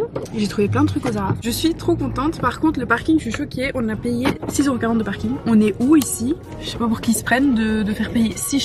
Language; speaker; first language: French; native; French